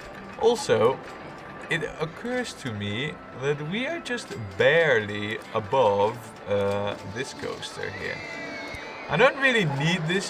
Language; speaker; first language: English; non-native, fluent; Dutch